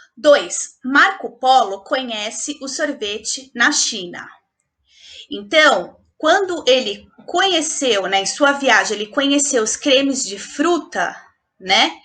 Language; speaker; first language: Portuguese; native; Portuguese